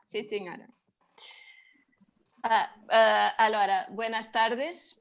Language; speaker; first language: Spanish; non-native, learner; Portuguese